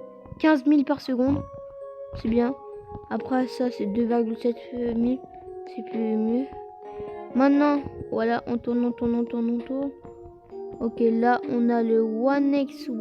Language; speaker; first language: French; native; French